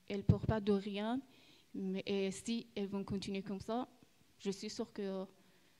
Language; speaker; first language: French; early bilingual, other home language; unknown